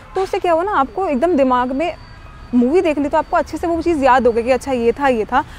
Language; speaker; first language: Hindi; native; Hindi